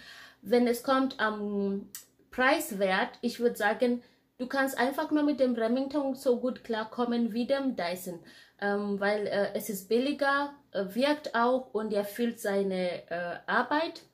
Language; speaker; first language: German; non-native, fluent; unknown